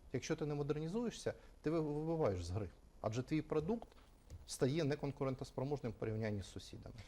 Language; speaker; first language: Ukrainian; native; Ukrainian